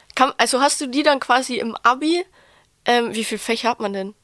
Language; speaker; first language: German; native; German